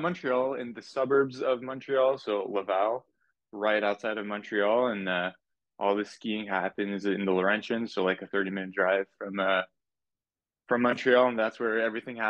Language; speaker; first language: English; native; English